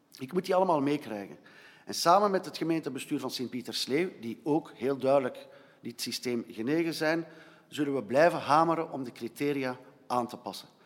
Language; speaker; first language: Dutch; native; Dutch